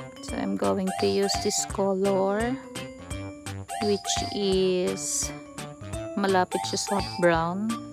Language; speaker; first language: English; non-native, local second language; Filipino